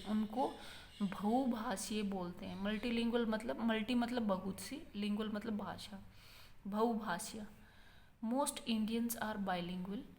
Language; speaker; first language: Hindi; native; Hindi